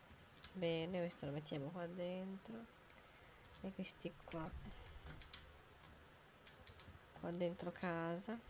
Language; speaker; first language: Italian; native; Italian